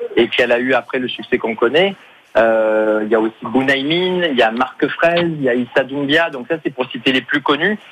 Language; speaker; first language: French; native; French